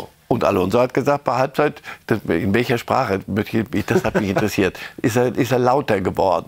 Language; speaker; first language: German; native; German